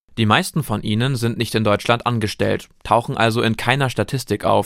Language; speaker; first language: German; native; German